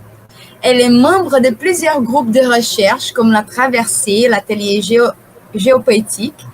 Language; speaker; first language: French; non-native, fluent; Portuguese